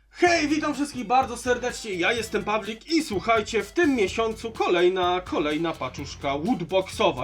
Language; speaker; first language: Polish; native; Polish